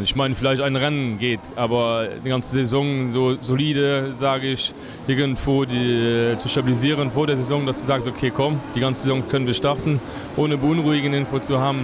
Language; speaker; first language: German; native; German